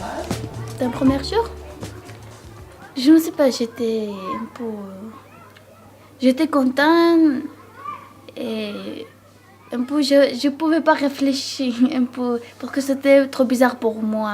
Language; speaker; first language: French; non-native, learner; Georgian